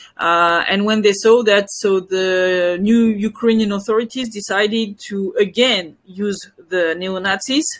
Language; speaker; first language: English; non-native, fluent; French